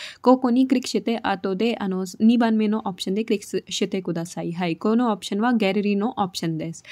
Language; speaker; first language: Japanese; non-native, learner; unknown